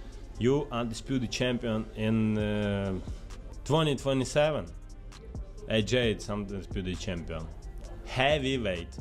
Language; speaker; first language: English; non-native, learner; Ukrainian